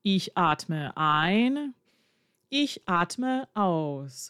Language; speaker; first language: German; non-native, fluent; English